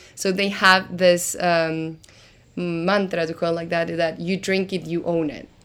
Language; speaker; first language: English; non-native, fluent; Spanish